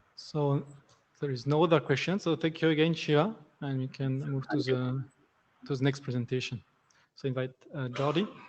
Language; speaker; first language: English; non-native, fluent; French